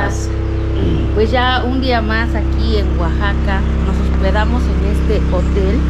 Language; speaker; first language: Spanish; native; Spanish